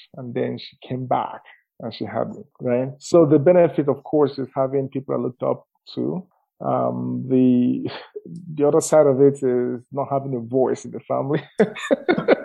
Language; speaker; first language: English; non-native, local second language; Igbo